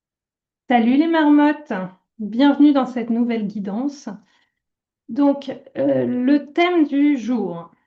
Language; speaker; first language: French; native; French